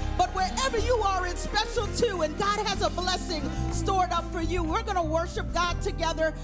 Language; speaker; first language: English; native; English